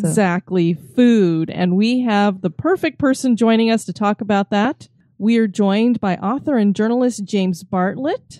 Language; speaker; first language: English; native; English